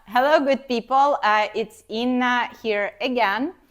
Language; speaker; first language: English; non-native, fluent; Ukrainian